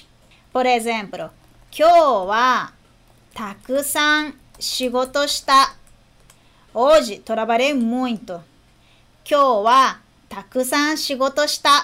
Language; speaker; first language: Portuguese; non-native, fluent; Japanese